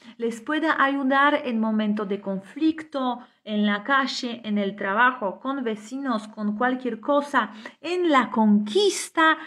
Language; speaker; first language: Spanish; non-native, fluent; Polish